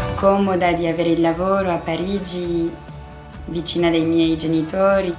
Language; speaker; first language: Italian; non-native, fluent; French